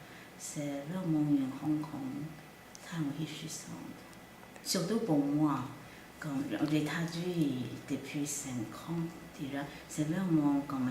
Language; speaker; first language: French; non-native, fluent; Chinese